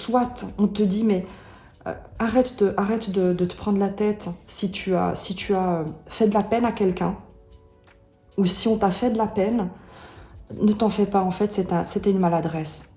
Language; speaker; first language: French; native; French